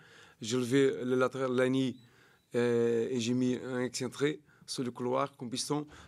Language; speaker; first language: French; non-native, learner; Portuguese